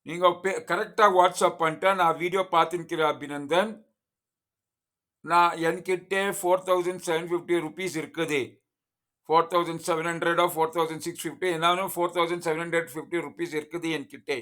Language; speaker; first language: Tamil; non-native, learner; Kannada